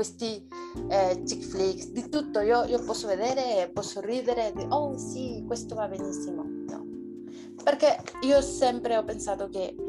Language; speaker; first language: Italian; non-native, learner; Spanish